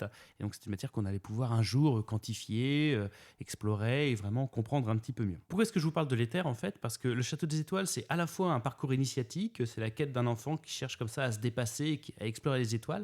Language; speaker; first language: French; native; French